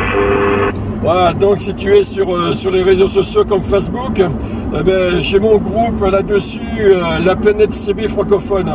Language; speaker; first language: French; native; French